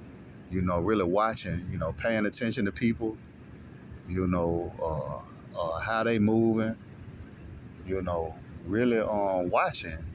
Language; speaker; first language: English; native; English